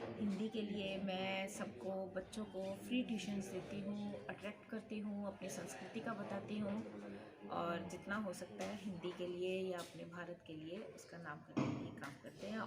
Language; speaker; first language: Hindi; native; Hindi